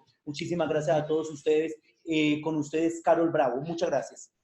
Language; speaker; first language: Spanish; native; Spanish